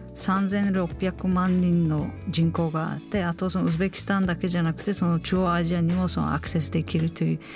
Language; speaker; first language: Japanese; non-native, fluent; Uzbek